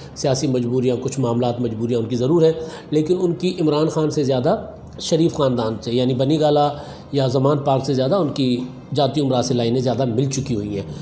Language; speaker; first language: Urdu; non-native, local second language; Sindhi